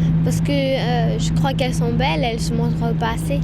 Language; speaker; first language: French; early bilingual, other home language; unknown